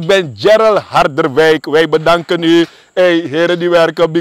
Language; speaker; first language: Dutch; native; Dutch